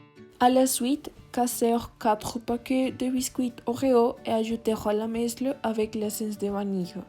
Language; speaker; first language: French; non-native, learner; Spanish